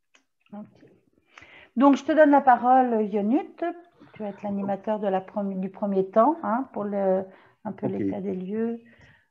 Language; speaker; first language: French; native; French